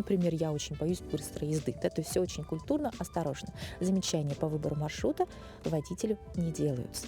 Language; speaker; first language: Russian; native; Russian